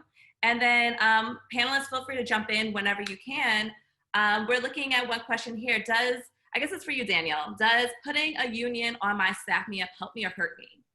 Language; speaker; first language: English; native; English